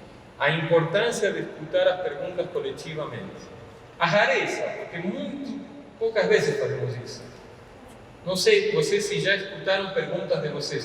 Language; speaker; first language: Portuguese; non-native, fluent; Spanish